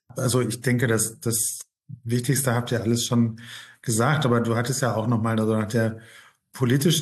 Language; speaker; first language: German; native; German